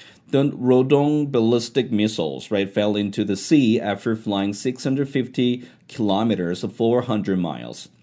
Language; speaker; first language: English; non-native, fluent; Korean